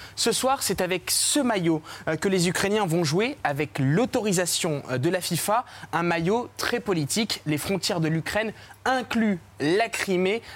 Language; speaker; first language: French; non-native, fluent; English